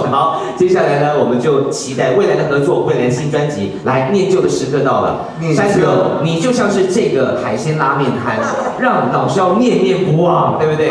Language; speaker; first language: Chinese; native; Chinese